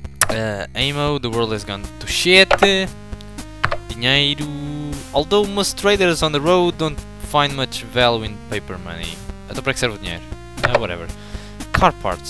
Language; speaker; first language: English; non-native, learner; Portuguese